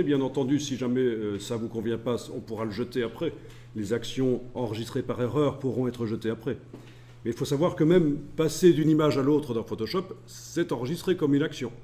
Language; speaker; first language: French; native; French